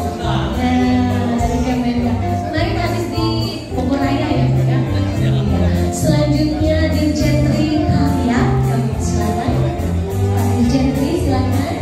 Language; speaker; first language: Indonesian; native; Indonesian